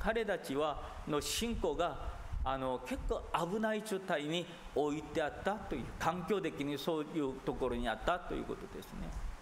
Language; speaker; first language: Japanese; non-native, fluent; Korean